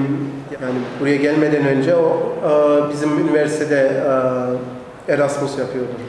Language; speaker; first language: Turkish; early bilingual, heritage; Turkish